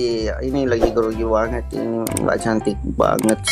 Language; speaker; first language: Indonesian; non-native, local second language; Buginese